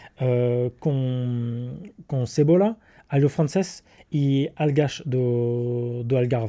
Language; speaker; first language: Portuguese; non-native, learner; French